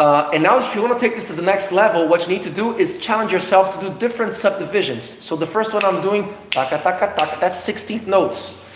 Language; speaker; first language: English; non-native, fluent; Portuguese